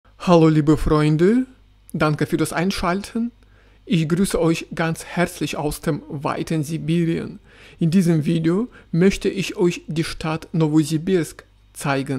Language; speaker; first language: German; non-native, fluent; Russian